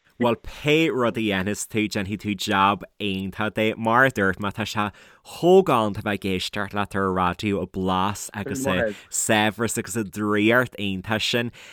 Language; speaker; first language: Irish; native; Irish